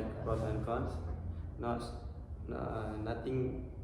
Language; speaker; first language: English; non-native, learner; Malay